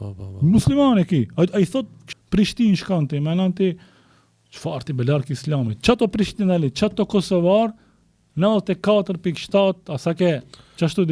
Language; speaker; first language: Albanian; native; Albanian